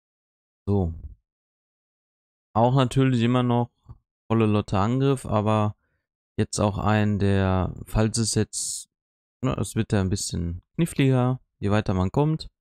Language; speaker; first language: German; native; German